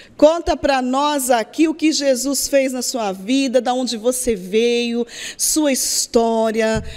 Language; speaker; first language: Portuguese; native; Portuguese